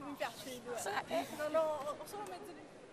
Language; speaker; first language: Italian; native; Italian